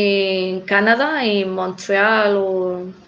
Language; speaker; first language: English; non-native, learner; Spanish